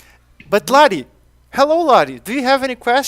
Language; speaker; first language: English; non-native, fluent; Portuguese